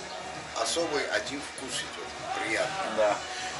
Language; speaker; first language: Russian; non-native, local second language; Azerbaijani